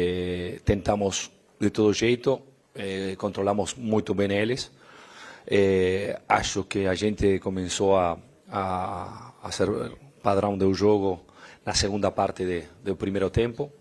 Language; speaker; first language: Portuguese; non-native, fluent; Spanish